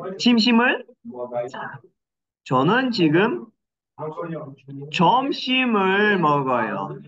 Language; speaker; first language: Korean; non-native, fluent; Kyrgyz